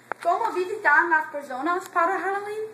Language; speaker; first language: Spanish; non-native, learner; English